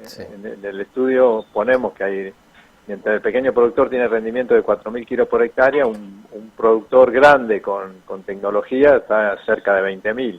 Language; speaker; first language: Spanish; native; Spanish